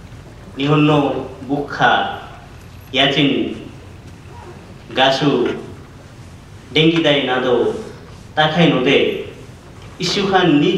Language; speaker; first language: Japanese; non-native, learner; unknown